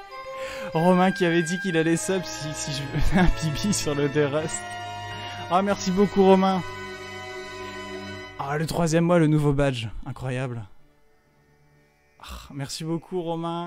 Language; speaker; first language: French; native; French